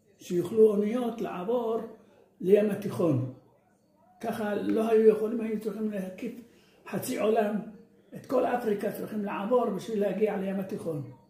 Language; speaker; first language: Hebrew; early bilingual, other home language; Arabic